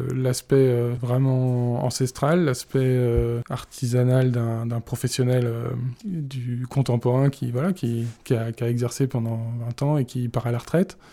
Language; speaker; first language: French; native; French